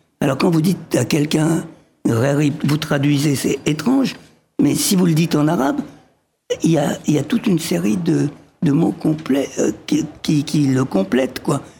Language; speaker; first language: French; early bilingual, other home language; Arabic